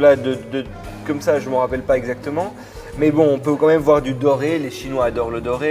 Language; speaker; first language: French; native; French